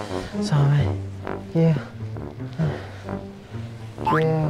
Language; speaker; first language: Japanese; non-native, learner; Vietnamese